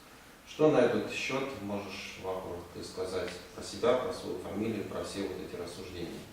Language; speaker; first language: Russian; native; Russian